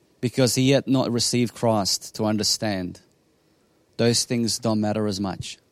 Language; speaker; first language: English; non-native, fluent; Bosnian